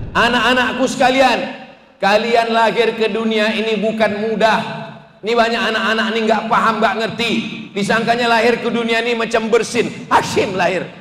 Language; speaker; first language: Indonesian; native; Indonesian